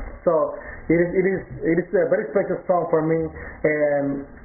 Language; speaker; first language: English; non-native, local second language; Spanish